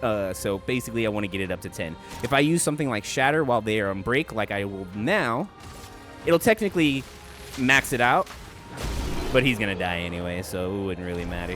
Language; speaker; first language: English; native; English